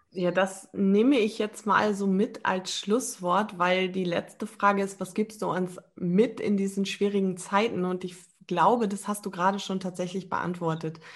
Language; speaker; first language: German; native; German